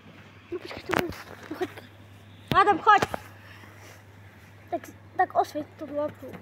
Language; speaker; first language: Polish; non-native, learner; Slovak